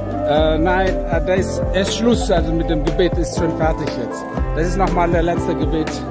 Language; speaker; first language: German; non-native, fluent; Indonesian